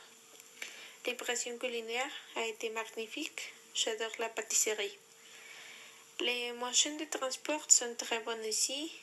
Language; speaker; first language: French; non-native, learner; Spanish